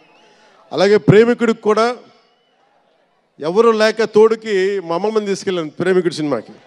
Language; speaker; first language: Telugu; native; Telugu